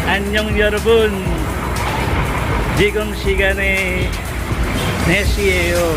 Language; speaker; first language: Korean; non-native, learner; Cebuano